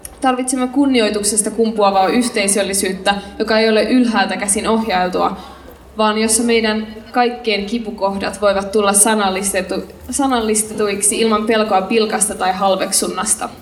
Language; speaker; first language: Finnish; native; Finnish